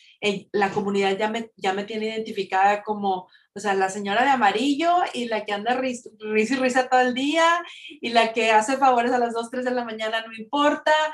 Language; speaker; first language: Spanish; native; Spanish